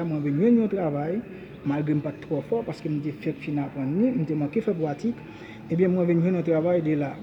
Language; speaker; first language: French; non-native, learner; Haitian Creole